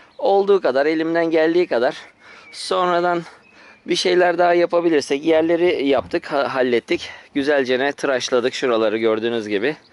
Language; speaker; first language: Turkish; early bilingual, heritage; Turkish